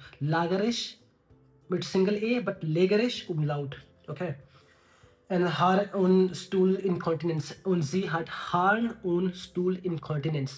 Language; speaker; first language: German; non-native, learner; Hindi